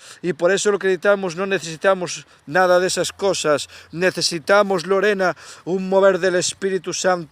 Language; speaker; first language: Spanish; native; Spanish